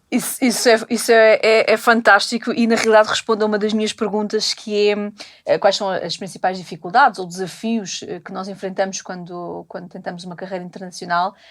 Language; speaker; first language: Portuguese; native; Portuguese